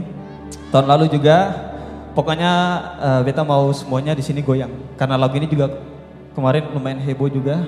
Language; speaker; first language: Malay; native; Malay